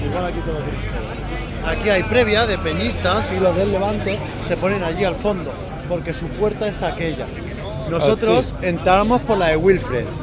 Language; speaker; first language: Spanish; native; Spanish